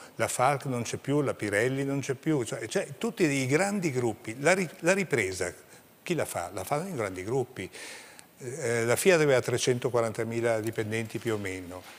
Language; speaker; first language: Italian; native; Italian